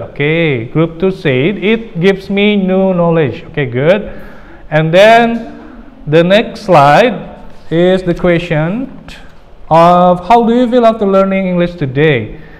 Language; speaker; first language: English; non-native, fluent; Indonesian